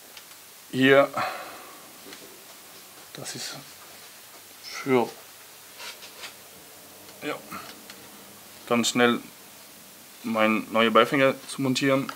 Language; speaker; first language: German; non-native, learner; French